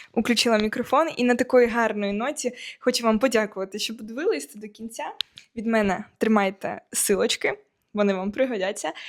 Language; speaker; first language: Ukrainian; non-native, local second language; Russian